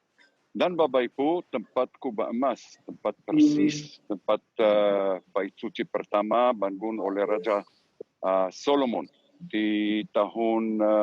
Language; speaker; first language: Indonesian; non-native, learner; Hebrew